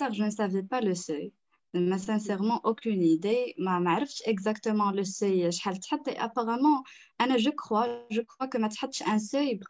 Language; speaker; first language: French; non-native, local second language; Arabic